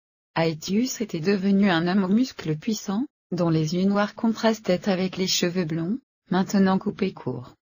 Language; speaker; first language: French; native; French